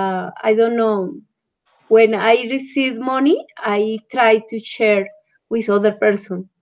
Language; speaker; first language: English; non-native, learner; Spanish